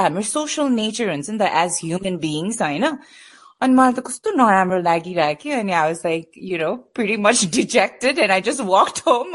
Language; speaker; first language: English; early bilingual, other home language; Nepali